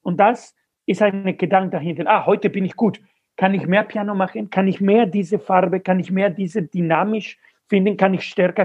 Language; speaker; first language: German; non-native, fluent; Spanish